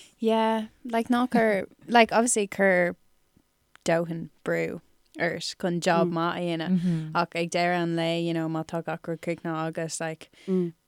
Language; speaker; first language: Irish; non-native, local second language; English